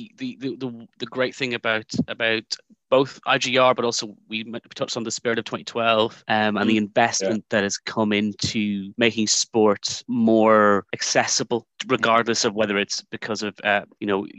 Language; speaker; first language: English; native; English